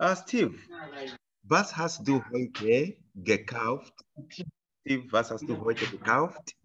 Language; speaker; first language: German; non-native, learner; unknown